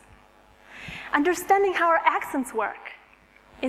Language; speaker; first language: English; non-native, fluent; Russian